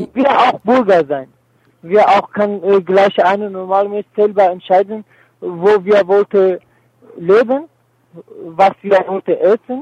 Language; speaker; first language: German; non-native, learner; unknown